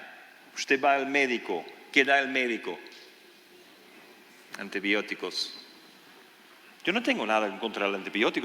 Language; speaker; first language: Spanish; non-native, fluent; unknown